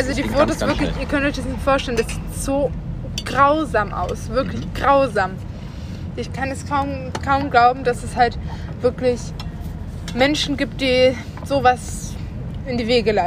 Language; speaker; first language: German; native; German